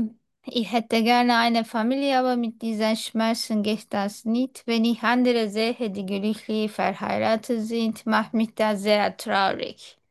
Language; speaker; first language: German; non-native, fluent; Turkish